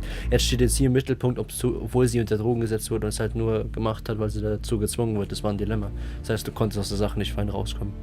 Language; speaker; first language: German; native; German